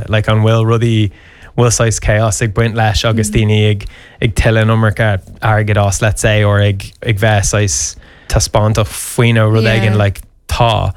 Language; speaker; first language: Irish; non-native, local second language; English